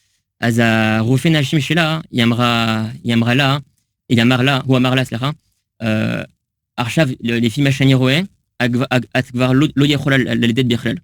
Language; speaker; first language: Hebrew; non-native, learner; French